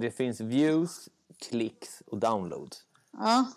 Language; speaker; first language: Swedish; native; Swedish